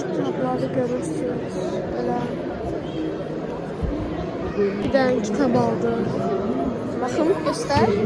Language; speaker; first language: Turkish; non-native, learner; Azerbaijani